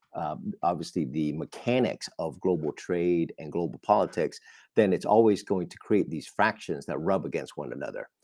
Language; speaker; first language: English; non-native, fluent; Vietnamese